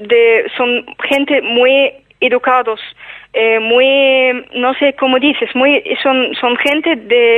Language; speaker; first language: Spanish; non-native, fluent; Arabic